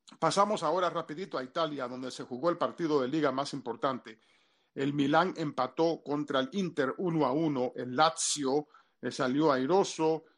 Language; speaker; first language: Spanish; early bilingual, heritage; Spanish